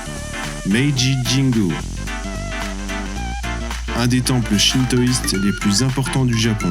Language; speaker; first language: French; native; French